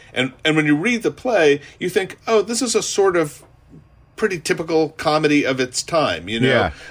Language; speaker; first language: English; native; English